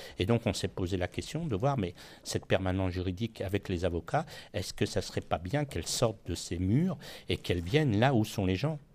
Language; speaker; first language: French; native; French